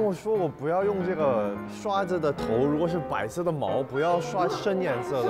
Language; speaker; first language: Chinese; non-native, fluent; Korean